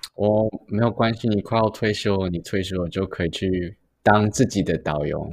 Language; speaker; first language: Chinese; early bilingual, heritage; Chinese